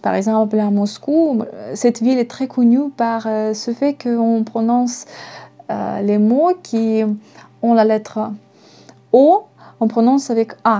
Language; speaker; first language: French; non-native, fluent; Russian